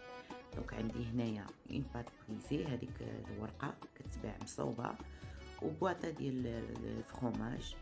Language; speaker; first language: Arabic; native; Arabic